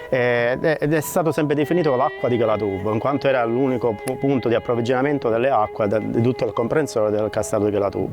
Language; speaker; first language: Italian; native; Italian